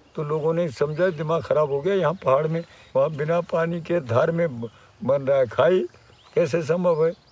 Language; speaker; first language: Hindi; non-native, local second language; Garhwali